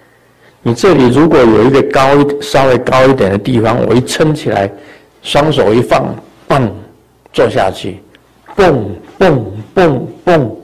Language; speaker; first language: Chinese; native; Chinese